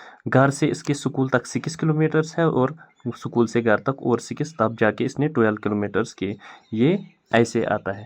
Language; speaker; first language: Hindi; non-native, local second language; Kashmiri